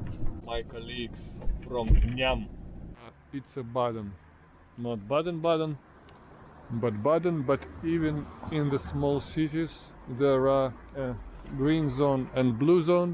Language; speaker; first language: English; non-native, fluent; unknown